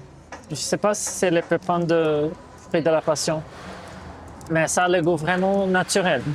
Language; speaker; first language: French; non-native, fluent; Portuguese